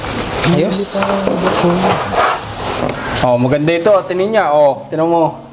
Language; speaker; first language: Filipino; native; Filipino